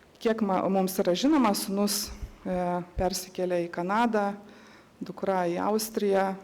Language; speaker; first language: Lithuanian; native; Lithuanian